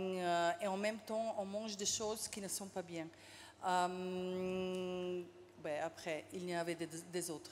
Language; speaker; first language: French; non-native, fluent; Slovenian